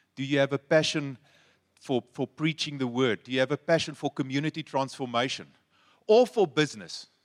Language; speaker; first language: English; non-native, local second language; Afrikaans